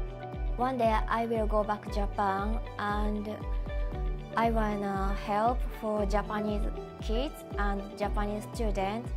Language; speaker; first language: English; non-native, learner; Japanese